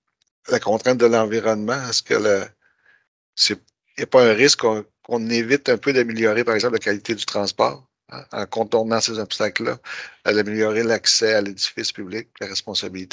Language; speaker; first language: French; native; French